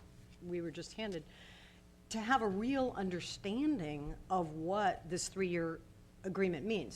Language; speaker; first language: English; native; English